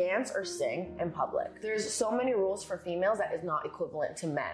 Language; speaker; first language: English; early bilingual, other home language; Persian